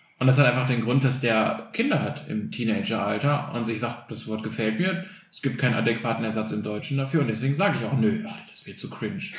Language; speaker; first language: German; early bilingual, other home language; Albanian